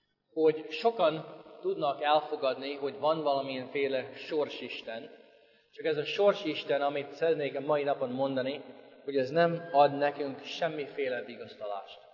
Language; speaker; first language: Hungarian; non-native, fluent; English